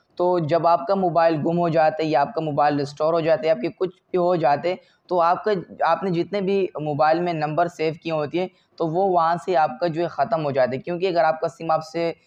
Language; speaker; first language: Urdu; non-native, local second language; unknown